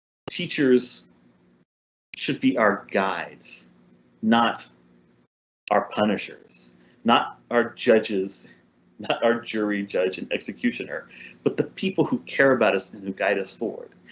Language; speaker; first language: English; early bilingual, other home language; Spanish